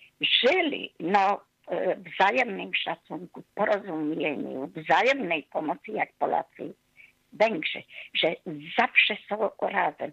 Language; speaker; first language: Polish; non-native, fluent; Hungarian